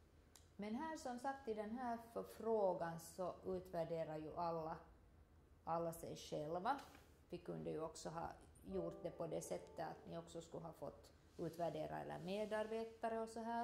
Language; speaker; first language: Swedish; native; Swedish